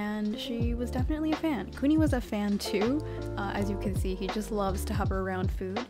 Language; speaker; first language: English; native; English